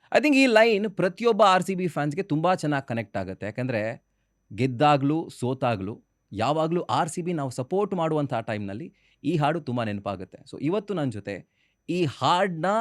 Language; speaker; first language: Kannada; native; Kannada